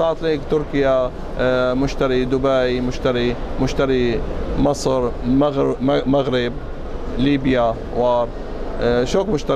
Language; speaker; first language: Turkish; non-native, learner; Arabic